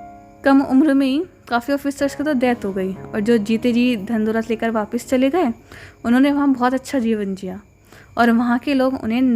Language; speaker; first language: Hindi; native; Hindi